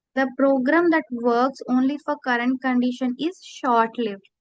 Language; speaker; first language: English; non-native, local second language; Telugu